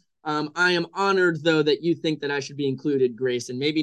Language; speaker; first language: English; native; English